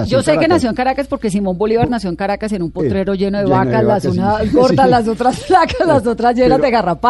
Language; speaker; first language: Spanish; native; Spanish